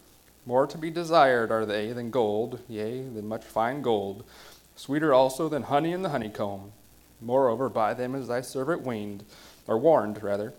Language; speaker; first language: English; native; English